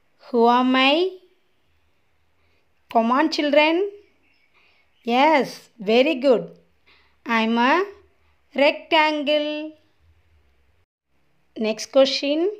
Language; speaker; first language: English; non-native, local second language; Tamil